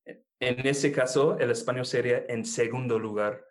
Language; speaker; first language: Spanish; non-native, fluent; English